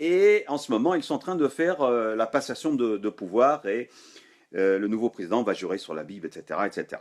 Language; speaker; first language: French; native; French